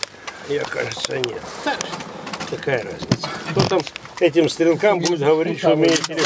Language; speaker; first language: Russian; native; Russian